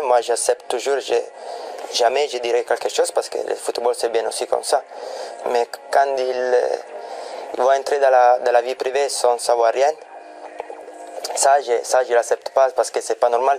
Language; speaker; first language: French; non-native, fluent; Italian